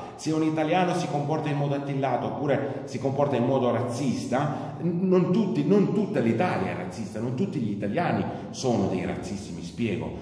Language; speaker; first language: Italian; early bilingual, other home language; Arabic